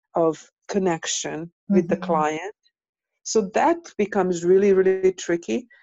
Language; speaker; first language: English; non-native, fluent; Hungarian